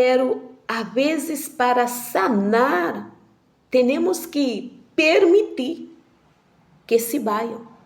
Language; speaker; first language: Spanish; non-native, learner; Portuguese